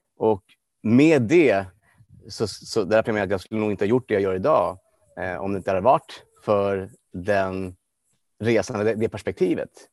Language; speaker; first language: Swedish; non-native, fluent; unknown